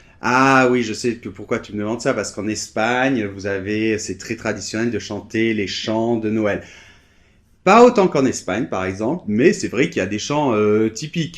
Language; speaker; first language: French; native; French